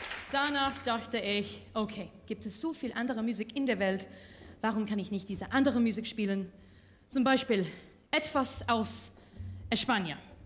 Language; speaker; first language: German; non-native, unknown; English